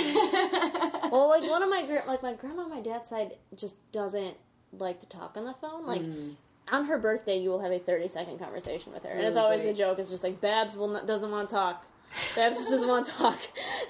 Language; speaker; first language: English; native; English